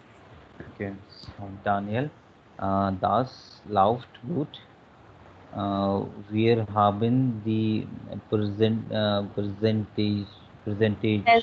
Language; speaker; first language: German; non-native, learner; Hindi